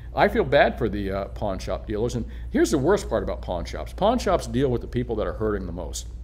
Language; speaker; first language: English; native; English